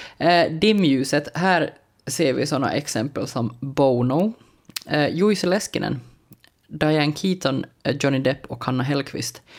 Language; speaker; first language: Swedish; native; Swedish